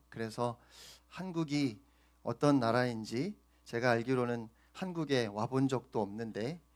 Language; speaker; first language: Korean; native; Korean